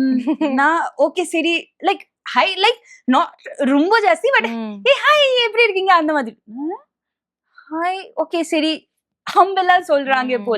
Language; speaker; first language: Tamil; non-native, local second language; Bangla